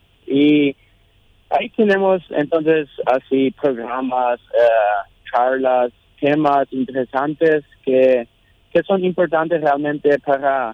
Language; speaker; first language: Spanish; non-native, local second language; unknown